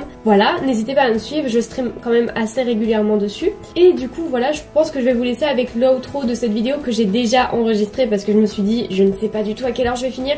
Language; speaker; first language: French; native; French